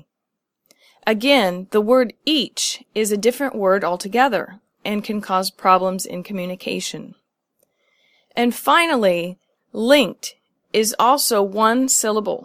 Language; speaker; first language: English; native; English